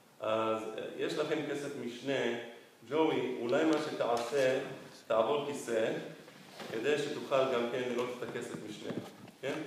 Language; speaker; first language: Hebrew; non-native, fluent; Spanish